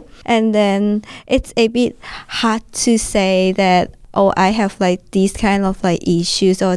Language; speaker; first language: English; non-native, local second language; Cantonese